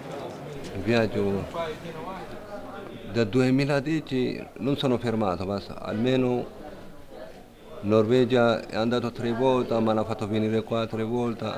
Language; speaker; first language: Italian; non-native, learner; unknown